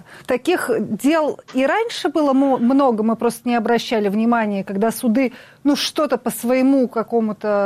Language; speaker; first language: Russian; native; Russian